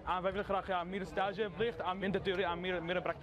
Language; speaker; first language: Dutch; non-native, learner; Arabic